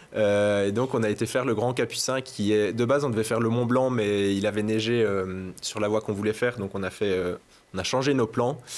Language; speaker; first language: French; native; French